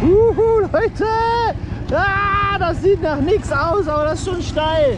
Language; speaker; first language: German; native; German